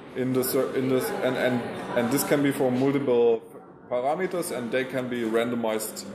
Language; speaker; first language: English; non-native, fluent; German